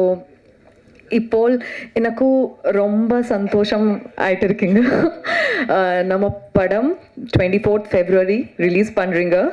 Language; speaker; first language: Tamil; non-native, learner; Bangla